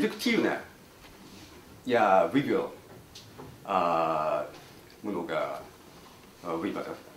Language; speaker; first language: Russian; non-native, learner; Japanese